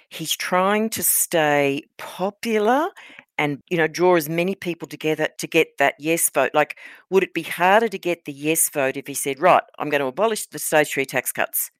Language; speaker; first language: English; native; English